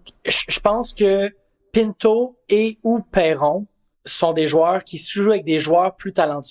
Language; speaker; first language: French; native; French